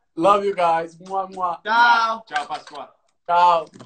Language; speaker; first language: English; non-native, fluent; Italian